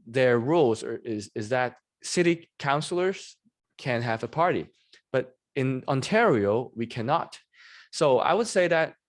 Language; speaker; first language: English; non-native, local second language; Cantonese